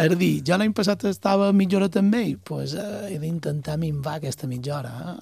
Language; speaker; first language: Catalan; native; Catalan